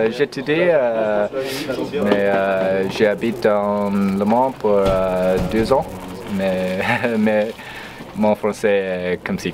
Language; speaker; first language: French; non-native, learner; English